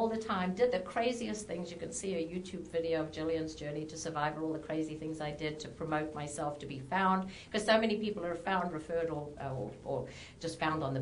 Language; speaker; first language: English; native; English